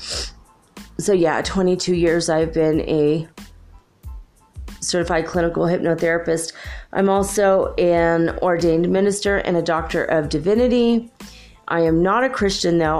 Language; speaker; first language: English; native; English